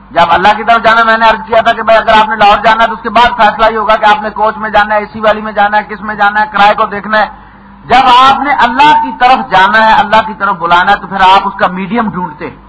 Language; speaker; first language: Urdu; non-native, local second language; Punjabi